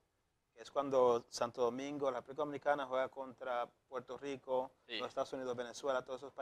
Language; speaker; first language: Spanish; native; Spanish